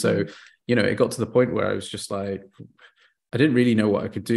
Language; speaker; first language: English; native; English